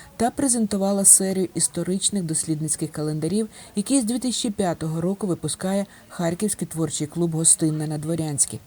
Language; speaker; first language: Ukrainian; native; Ukrainian